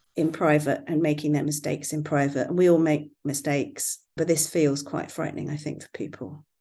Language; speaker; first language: English; native; English